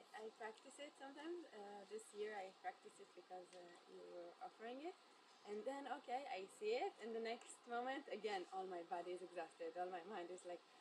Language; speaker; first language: English; non-native, fluent; Hebrew